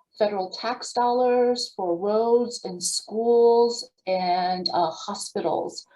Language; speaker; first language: English; native; English